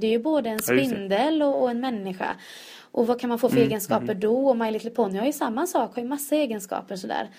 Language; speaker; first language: Swedish; native; Swedish